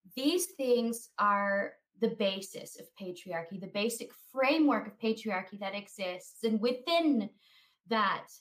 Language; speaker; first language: English; native; English